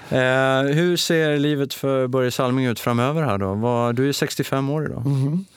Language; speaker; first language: Swedish; native; Swedish